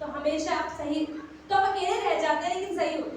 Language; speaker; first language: Hindi; native; Hindi